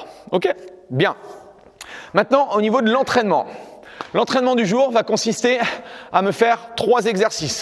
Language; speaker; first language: French; native; French